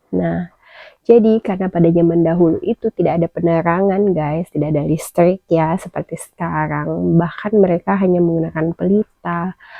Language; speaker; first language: Indonesian; native; Indonesian